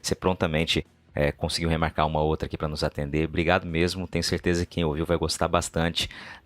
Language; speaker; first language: Portuguese; native; Portuguese